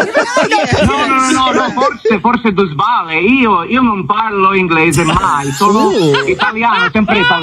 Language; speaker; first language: Italian; non-native, learner; English